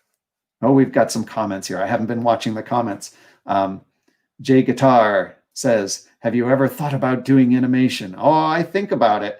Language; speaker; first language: English; native; English